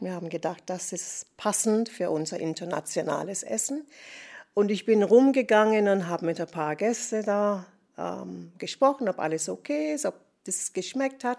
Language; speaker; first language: German; non-native, fluent; English